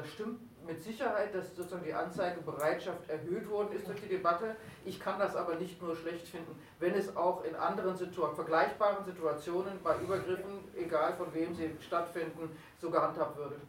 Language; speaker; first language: German; native; German